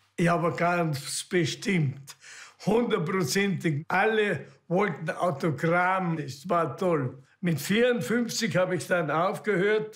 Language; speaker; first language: German; native; German